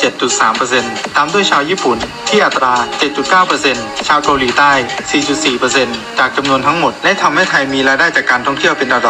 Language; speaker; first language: Thai; native; Thai